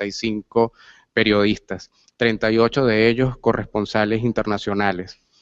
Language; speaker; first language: Spanish; native; Spanish